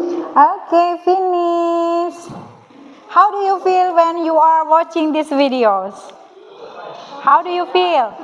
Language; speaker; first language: English; non-native, learner; Indonesian